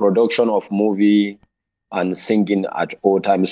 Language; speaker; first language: English; non-native, local second language; Hausa